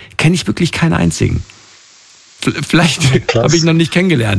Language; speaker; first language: German; native; German